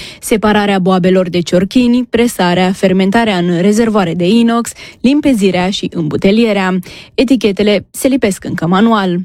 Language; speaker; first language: Romanian; native; Romanian